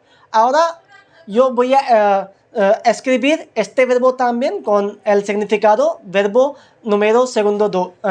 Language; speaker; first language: Spanish; non-native, learner; Hindi